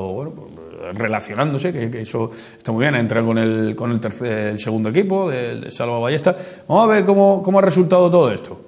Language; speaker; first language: Spanish; native; Spanish